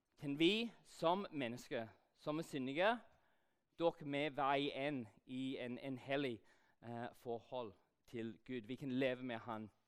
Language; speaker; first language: Norwegian; non-native, fluent; English